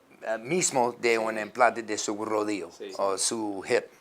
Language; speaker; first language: Spanish; non-native, learner; English